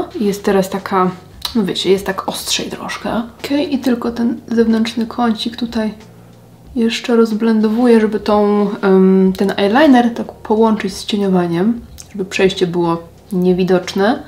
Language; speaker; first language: Polish; native; Polish